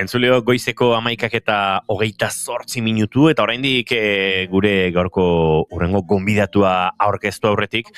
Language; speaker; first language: Basque; native; Basque